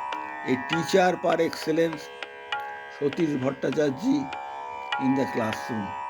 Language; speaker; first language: English; non-native, local second language; Bangla